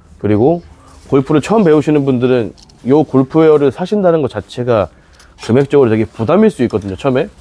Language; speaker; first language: Korean; native; Korean